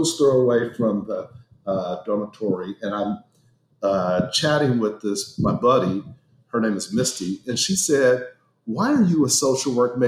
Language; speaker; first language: English; native; English